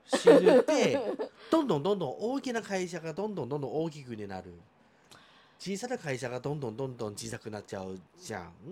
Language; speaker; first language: Japanese; non-native, fluent; Chinese